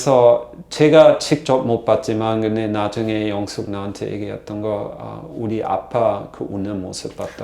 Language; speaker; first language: Korean; non-native, learner; German